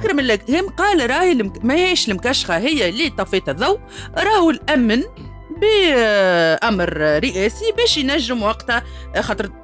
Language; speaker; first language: Arabic; native; Arabic